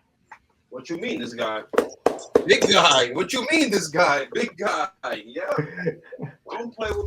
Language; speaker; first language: English; native; English